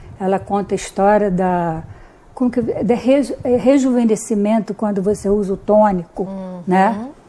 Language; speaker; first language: Portuguese; early bilingual, other home language; Hungarian